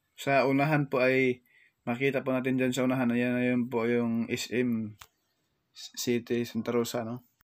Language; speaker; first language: Filipino; native; Filipino